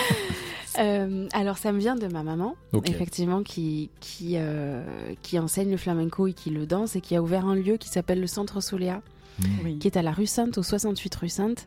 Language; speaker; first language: French; native; French